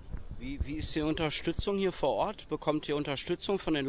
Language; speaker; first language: German; native; German